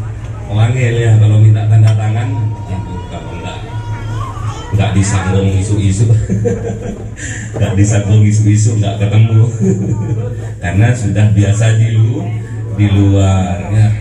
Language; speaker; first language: Indonesian; non-native, local second language; Javanese